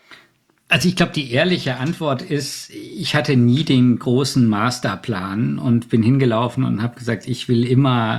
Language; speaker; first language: German; native; German